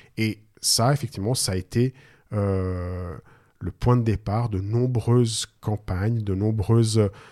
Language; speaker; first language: French; native; French